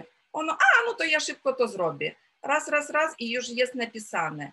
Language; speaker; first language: Polish; non-native, fluent; Ukrainian